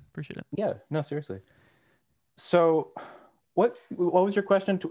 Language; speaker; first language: English; native; English